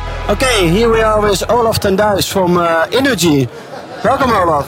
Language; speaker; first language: English; non-native, fluent; Dutch